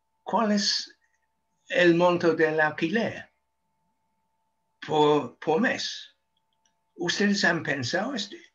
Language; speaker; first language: Spanish; non-native, fluent; English